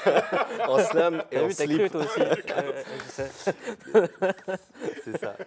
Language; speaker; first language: French; native; French